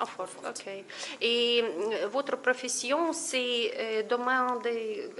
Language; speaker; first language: French; non-native, learner; Russian